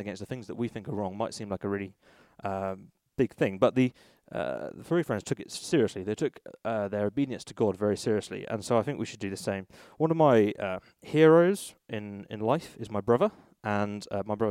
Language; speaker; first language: English; native; English